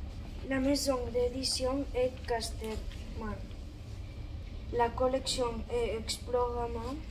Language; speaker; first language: French; non-native, learner; Catalan